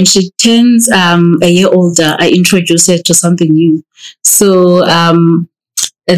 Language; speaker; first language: English; non-native, local second language; Xhosa